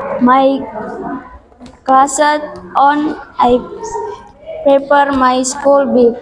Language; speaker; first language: English; non-native, learner; Indonesian